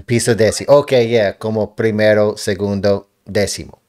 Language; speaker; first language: Spanish; non-native, learner; English